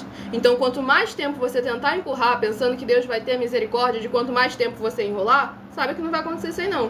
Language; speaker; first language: Portuguese; native; Portuguese